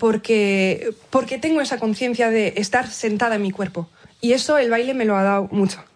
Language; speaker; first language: Spanish; early bilingual, heritage; Spanish